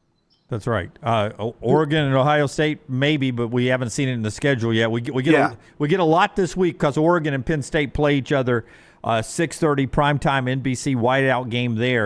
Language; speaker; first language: English; native; English